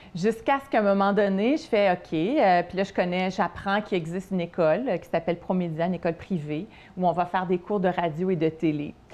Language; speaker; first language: French; native; French